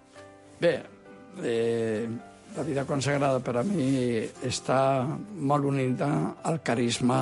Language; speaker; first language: Catalan; non-native, local second language; Spanish